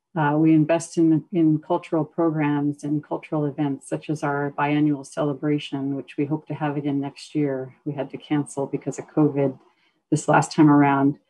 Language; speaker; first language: English; native; English